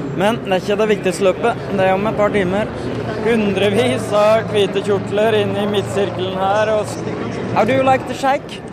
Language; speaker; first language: Norwegian; native; Norwegian